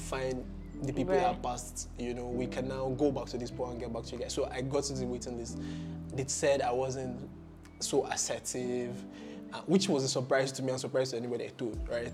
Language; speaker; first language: English; non-native, local second language; Igbo